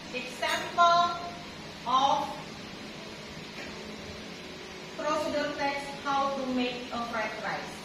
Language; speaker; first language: English; non-native, fluent; Indonesian